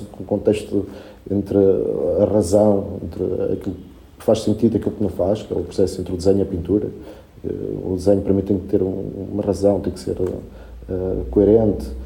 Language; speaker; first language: Portuguese; early bilingual, other home language; Spanish